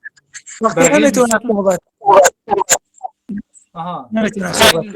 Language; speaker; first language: Persian; non-native, learner; Arabic